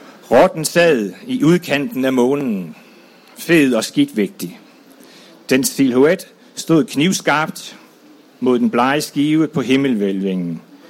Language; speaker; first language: Danish; native; Danish